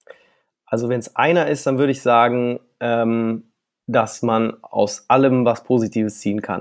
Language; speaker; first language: German; native; German